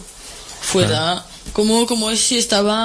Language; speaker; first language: Spanish; non-native, fluent; French